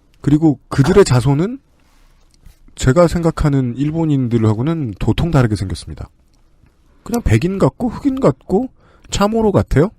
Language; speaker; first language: Korean; native; Korean